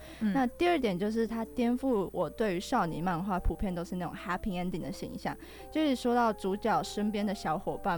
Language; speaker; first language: Chinese; native; Chinese